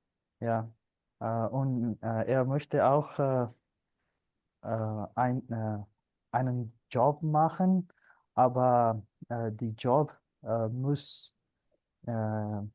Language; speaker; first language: German; non-native, learner; Punjabi